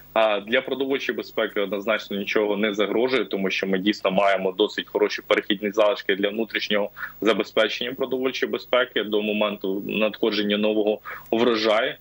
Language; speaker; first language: Ukrainian; native; Ukrainian